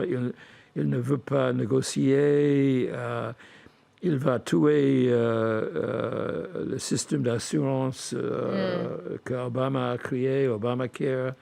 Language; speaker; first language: French; non-native, fluent; English